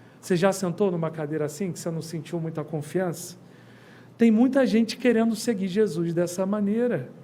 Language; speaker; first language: Portuguese; native; Portuguese